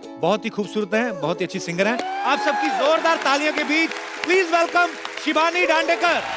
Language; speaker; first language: Hindi; non-native, local second language; Punjabi